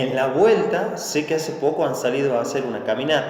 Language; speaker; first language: Spanish; native; Spanish